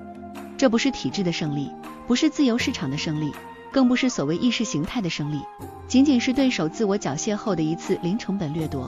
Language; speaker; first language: Chinese; native; Chinese